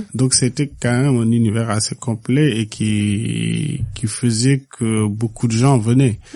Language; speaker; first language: French; non-native, local second language; Fula